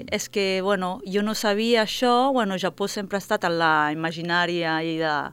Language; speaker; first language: Catalan; non-native, fluent; Italian